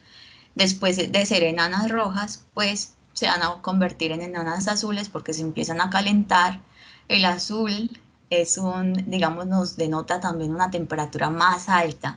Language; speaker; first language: Spanish; native; Spanish